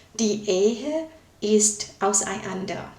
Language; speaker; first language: German; non-native, learner; Thai